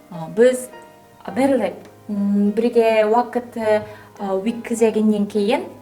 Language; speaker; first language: Kazakh; non-native, learner; Korean